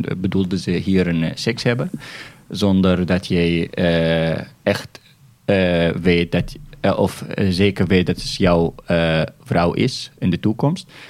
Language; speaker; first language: Dutch; non-native, fluent; Arabic